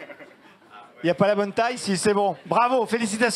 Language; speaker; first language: French; native; French